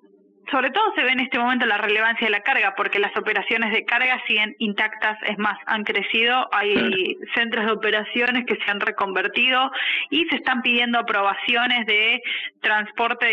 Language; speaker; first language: Spanish; native; Spanish